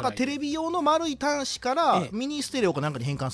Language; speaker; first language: Japanese; native; Japanese